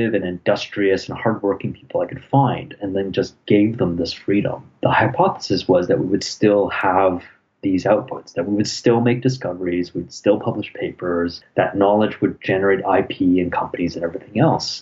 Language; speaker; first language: English; native; English